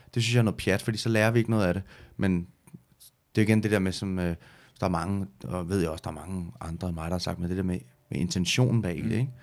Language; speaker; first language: Danish; native; Danish